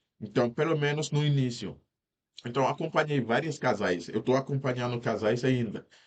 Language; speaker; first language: Portuguese; non-native, fluent; Wolof